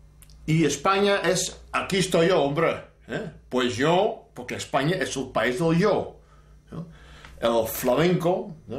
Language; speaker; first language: Spanish; non-native, fluent; Dutch